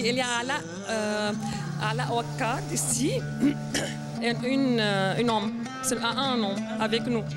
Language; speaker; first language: French; non-native, learner; Arabic